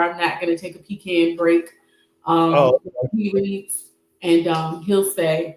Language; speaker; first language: English; native; English